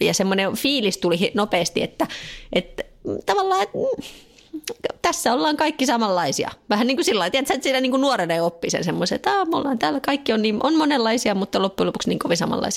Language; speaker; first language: Finnish; native; Finnish